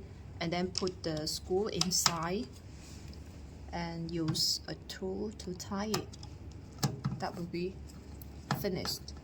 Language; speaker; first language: English; non-native, learner; Chinese